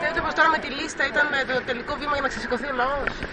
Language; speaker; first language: Greek; native; Greek